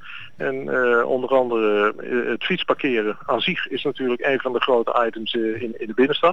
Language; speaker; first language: Dutch; native; Dutch